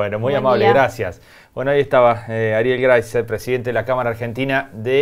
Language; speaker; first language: Spanish; native; Spanish